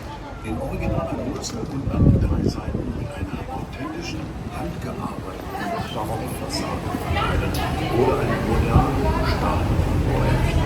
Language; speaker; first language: German; native; German